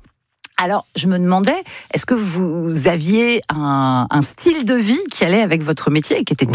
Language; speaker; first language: French; native; French